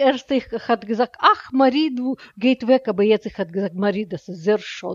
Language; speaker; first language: German; non-native, learner; Russian